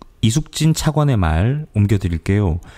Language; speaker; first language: Korean; native; Korean